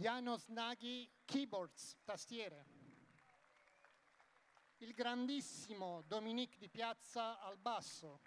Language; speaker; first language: Italian; native; Italian